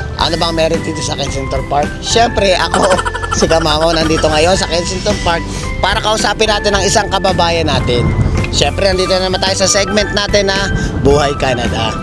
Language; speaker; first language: Filipino; native; Filipino